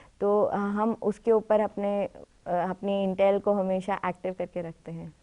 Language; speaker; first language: Hindi; native; Hindi